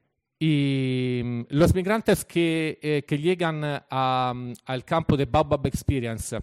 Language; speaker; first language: Spanish; non-native, fluent; Italian